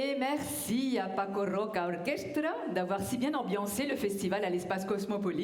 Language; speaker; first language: French; native; French